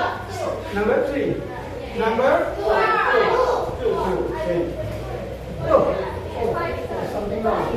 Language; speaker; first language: English; non-native, fluent; Indonesian